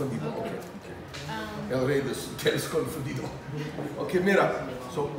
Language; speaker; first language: Spanish; non-native, learner; English